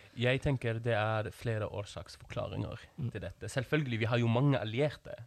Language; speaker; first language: Norwegian; non-native, fluent; Kurdish